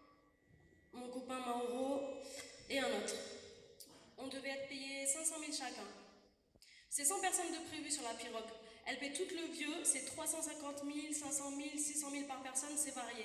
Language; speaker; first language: French; non-native, local second language; Wolof